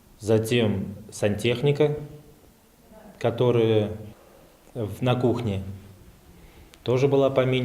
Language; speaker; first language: Russian; native; Russian